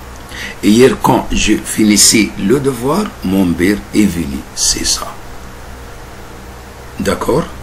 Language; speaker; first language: French; non-native, fluent; Arabic